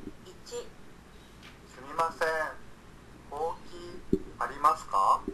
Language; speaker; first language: Japanese; non-native, learner; Indonesian